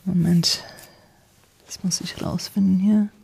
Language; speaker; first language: German; non-native, fluent; English